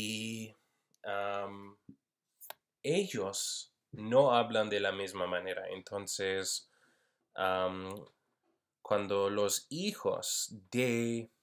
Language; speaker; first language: Spanish; non-native, fluent; English